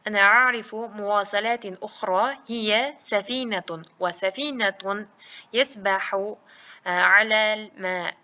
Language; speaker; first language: Arabic; non-native, fluent; Uzbek